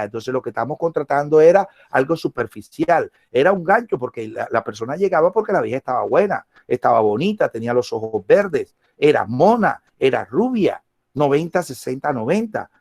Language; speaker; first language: Spanish; native; Spanish